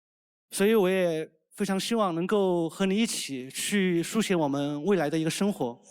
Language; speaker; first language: Chinese; native; Chinese